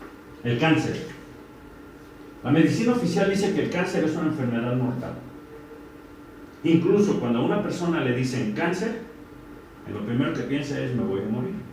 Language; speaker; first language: Spanish; native; Spanish